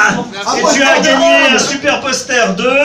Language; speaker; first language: French; native; French